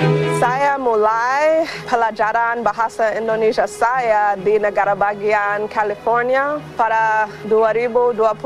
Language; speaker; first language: Indonesian; non-native, fluent; English